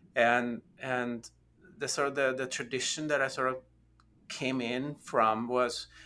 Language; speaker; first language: English; non-native, fluent; Norwegian